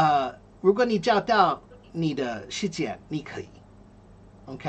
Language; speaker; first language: Chinese; non-native, learner; English